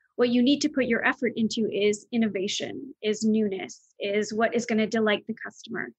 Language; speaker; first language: English; native; English